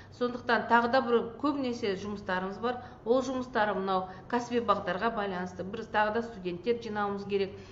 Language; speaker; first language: Kazakh; native; Kazakh